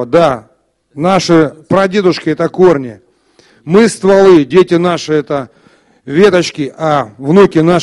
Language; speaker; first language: Russian; native; Russian